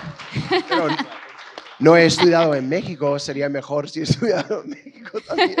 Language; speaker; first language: Spanish; non-native, fluent; English